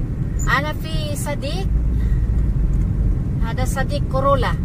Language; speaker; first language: Arabic; non-native, learner; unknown